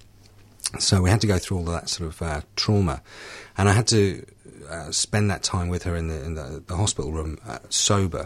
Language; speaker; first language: English; native; English